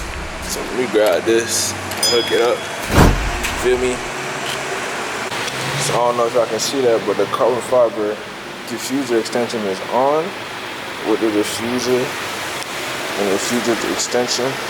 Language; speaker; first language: English; native; English